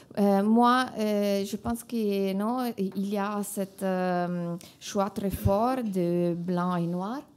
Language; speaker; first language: French; non-native, fluent; Italian